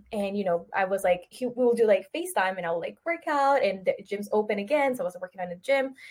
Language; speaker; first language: English; early bilingual, other home language; Spanish